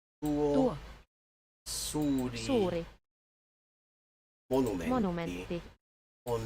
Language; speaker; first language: Finnish; non-native, learner; English